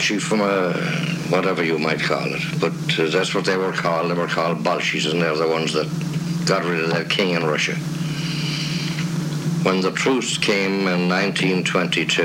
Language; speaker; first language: English; native; English